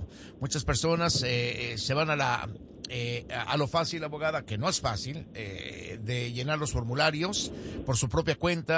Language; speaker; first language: Spanish; native; Spanish